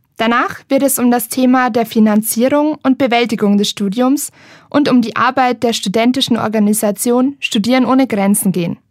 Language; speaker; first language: German; native; German